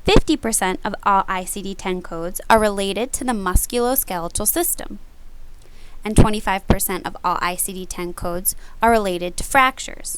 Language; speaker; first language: English; native; English